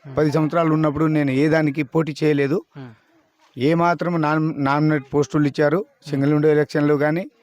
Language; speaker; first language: Telugu; non-native, local second language; Lambadi